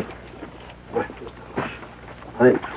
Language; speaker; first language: Spanish; native; Spanish